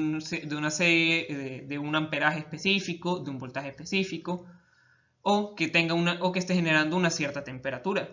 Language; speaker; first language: Spanish; native; Spanish